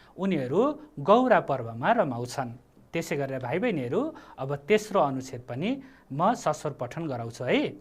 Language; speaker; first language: Nepali; native; Nepali